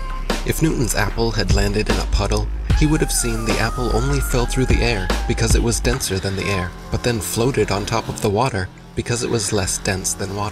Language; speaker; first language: English; native; English